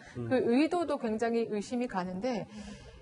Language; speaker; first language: Korean; native; Korean